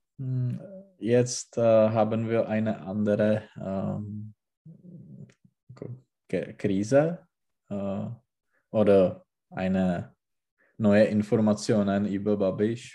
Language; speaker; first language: German; non-native, learner; Czech